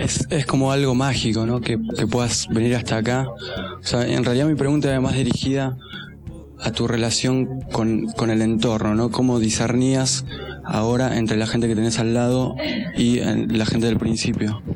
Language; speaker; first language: Spanish; native; Spanish